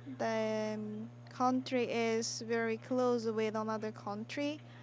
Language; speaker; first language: English; non-native, learner; Korean